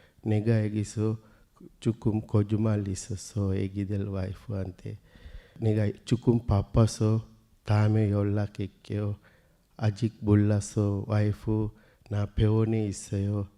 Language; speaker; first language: Korean; non-native, learner; Sinhala